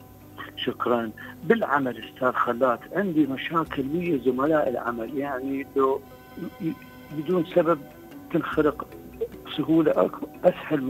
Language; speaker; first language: Arabic; native; Arabic